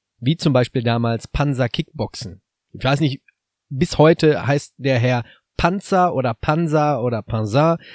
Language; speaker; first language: German; native; German